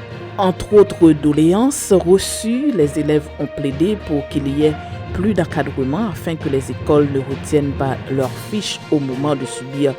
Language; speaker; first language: French; non-native, local second language; Haitian Creole